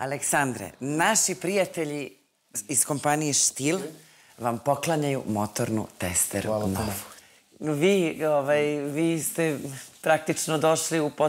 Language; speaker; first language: Serbian; native; Serbian